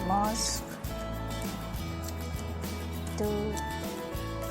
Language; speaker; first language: English; non-native, fluent; Indonesian